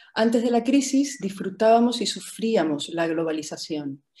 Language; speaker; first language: Spanish; native; Spanish